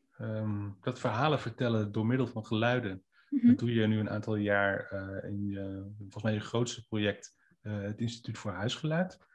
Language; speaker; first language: Dutch; native; Dutch